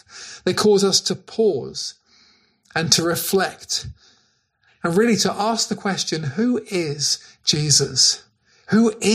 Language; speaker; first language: English; native; English